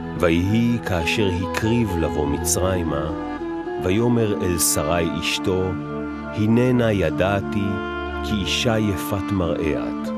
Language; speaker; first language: Hebrew; native; Hebrew